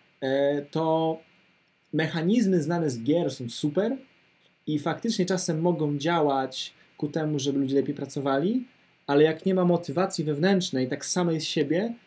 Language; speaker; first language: Polish; native; Polish